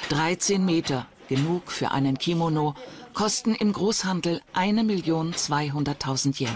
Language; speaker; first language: German; native; German